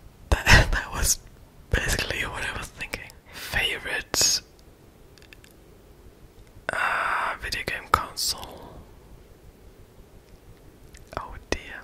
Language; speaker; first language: English; non-native, fluent; German